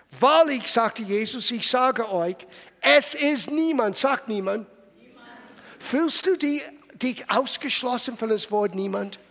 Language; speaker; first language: German; non-native, fluent; English